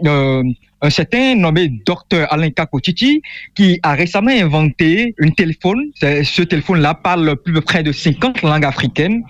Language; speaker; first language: French; non-native, local second language; Fon